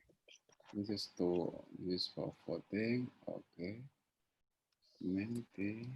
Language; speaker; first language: English; non-native, fluent; Indonesian